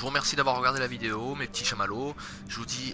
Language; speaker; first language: French; native; French